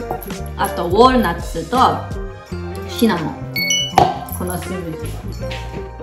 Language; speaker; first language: Japanese; early bilingual, heritage; Japanese